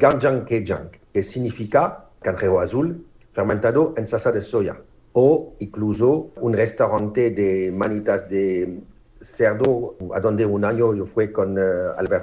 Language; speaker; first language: Spanish; non-native, fluent; French